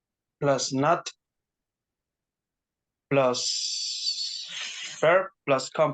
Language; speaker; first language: English; non-native, learner; Spanish